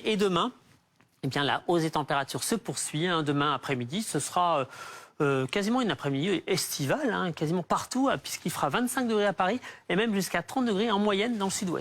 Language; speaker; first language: French; native; French